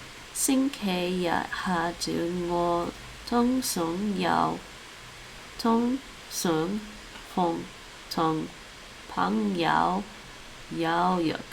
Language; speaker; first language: Chinese; non-native, learner; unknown